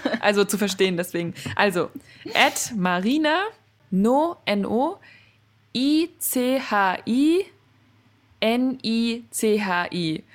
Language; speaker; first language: German; native; German